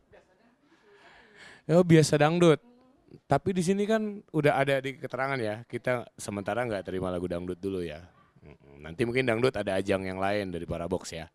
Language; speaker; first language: Indonesian; non-native, local second language; Sundanese